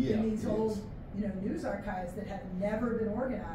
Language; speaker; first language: English; native; English